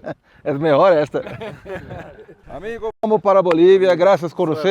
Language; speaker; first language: Spanish; non-native, learner; Portuguese